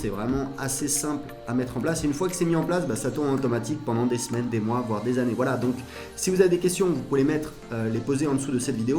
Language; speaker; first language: French; native; French